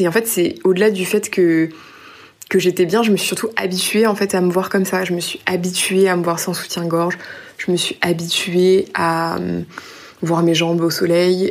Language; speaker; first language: French; native; French